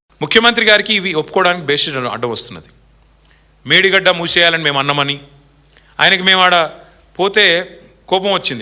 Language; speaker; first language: Telugu; native; Telugu